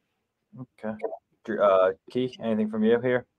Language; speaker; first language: English; native; English